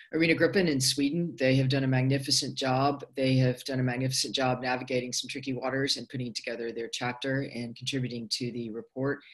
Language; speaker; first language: English; native; English